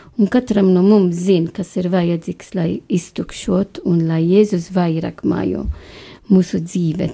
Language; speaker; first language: Latvian; non-native, fluent; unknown